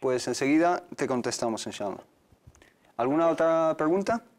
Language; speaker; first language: Spanish; native; Spanish